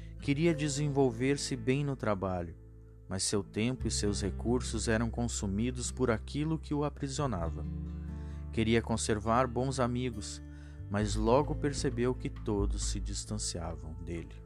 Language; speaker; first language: Portuguese; native; Portuguese